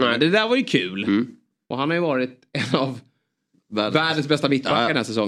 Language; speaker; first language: Swedish; native; Swedish